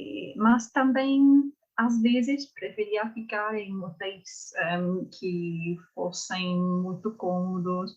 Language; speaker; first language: Portuguese; non-native, learner; English